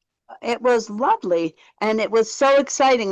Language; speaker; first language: English; native; English